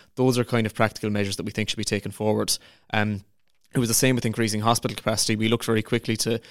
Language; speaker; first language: English; native; English